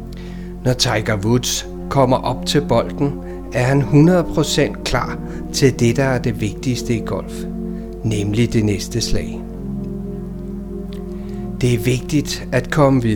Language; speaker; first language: Danish; native; Danish